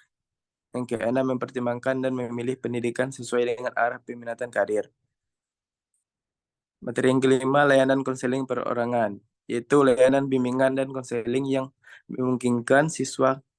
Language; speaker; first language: Indonesian; native; Indonesian